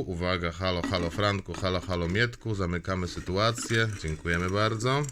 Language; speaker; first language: Polish; native; Polish